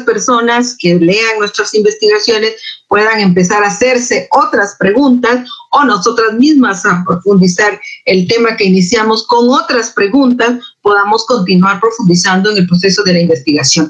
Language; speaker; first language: Spanish; native; Spanish